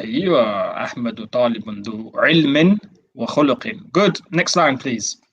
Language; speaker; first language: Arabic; non-native, fluent; English